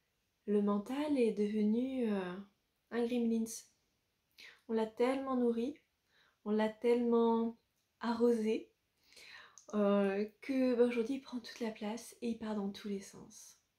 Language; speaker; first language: French; native; French